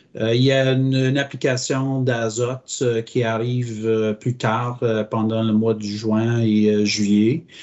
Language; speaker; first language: French; non-native, local second language; English